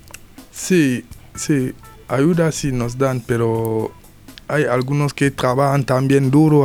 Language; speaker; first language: Spanish; non-native, learner; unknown